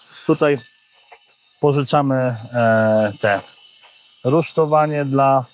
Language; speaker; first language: Polish; native; Polish